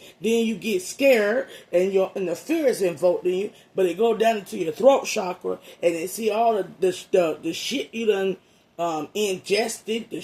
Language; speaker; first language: English; native; English